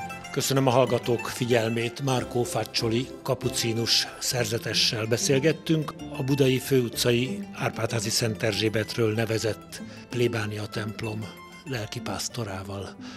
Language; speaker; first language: Hungarian; native; Hungarian